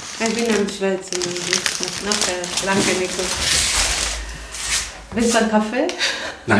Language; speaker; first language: German; non-native, learner; Spanish